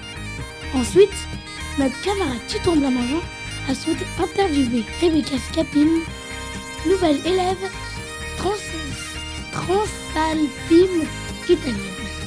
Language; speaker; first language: French; native; French